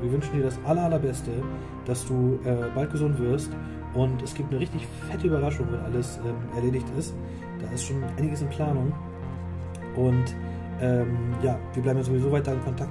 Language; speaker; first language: German; native; German